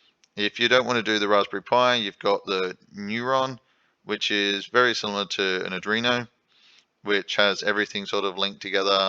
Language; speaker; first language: English; native; English